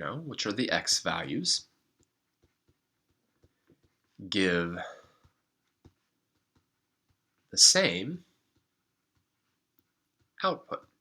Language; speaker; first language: English; native; English